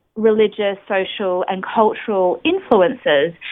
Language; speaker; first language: English; native; English